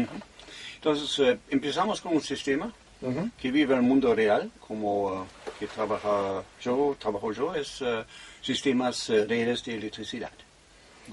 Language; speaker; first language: Spanish; non-native, fluent; German